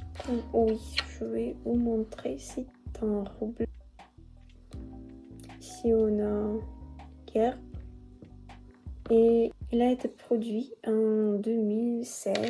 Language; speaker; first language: French; non-native, learner; Russian